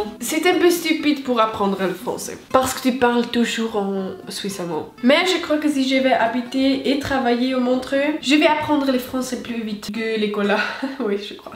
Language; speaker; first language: French; non-native, local second language; German